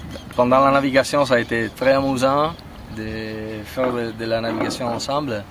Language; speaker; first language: French; non-native, fluent; Italian